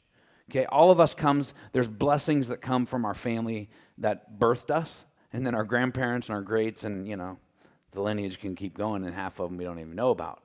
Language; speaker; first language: English; native; English